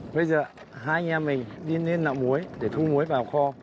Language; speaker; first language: Vietnamese; native; Vietnamese